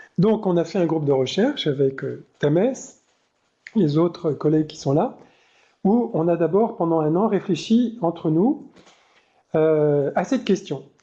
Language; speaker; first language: French; native; French